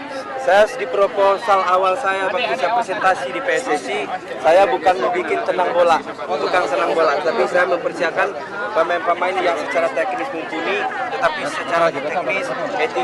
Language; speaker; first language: Indonesian; non-native, local second language; Minangkabau